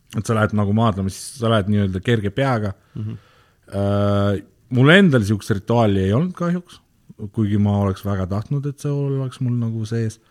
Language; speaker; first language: Estonian; non-native, local second language; Russian